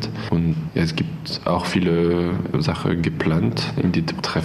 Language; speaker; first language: German; non-native, fluent; French